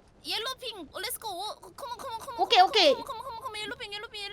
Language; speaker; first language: English; non-native, learner; Korean